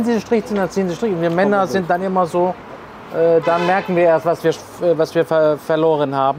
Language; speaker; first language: German; native; German